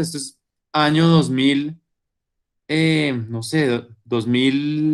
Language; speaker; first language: Spanish; native; Spanish